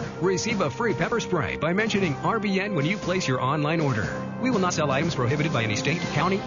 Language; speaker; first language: English; native; English